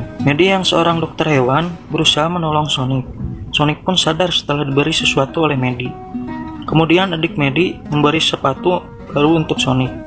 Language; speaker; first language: Indonesian; native; Indonesian